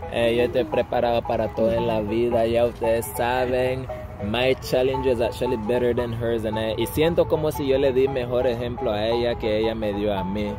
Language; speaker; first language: Spanish; native; Spanish